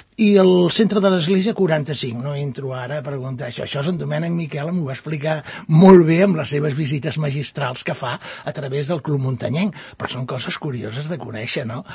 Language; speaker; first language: Catalan; non-native, local second language; Spanish